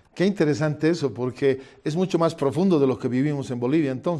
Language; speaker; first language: Spanish; native; Spanish